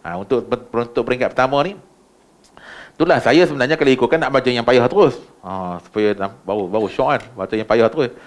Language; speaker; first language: Malay; native; Malay